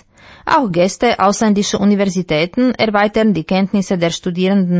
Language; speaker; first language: German; non-native, fluent; Slovak